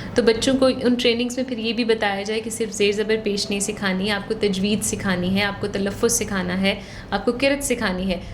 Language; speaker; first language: Urdu; native; Urdu